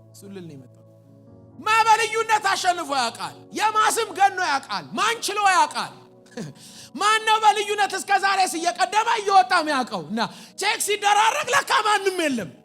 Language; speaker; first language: Amharic; native; Amharic